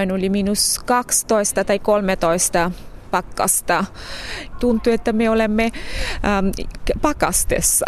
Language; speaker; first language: Finnish; non-native, fluent; Bangla